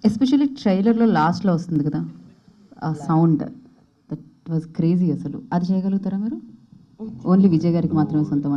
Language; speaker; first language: Telugu; native; Telugu